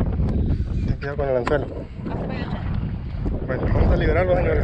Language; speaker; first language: Spanish; native; Spanish